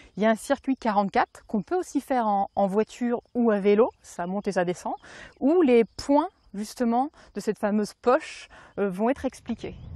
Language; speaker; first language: French; native; French